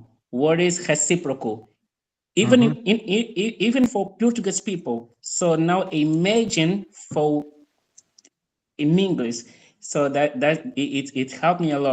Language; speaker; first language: English; non-native, fluent; Portuguese